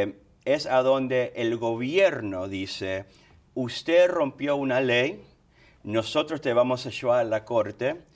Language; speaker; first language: Spanish; early bilingual, other home language; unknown